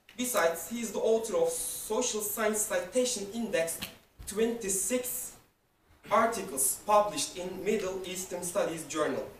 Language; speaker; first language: English; non-native, fluent; Turkish